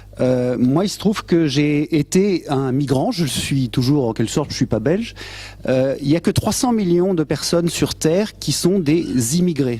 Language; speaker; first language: French; native; French